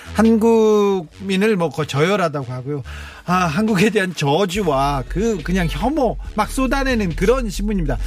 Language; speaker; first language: Korean; native; Korean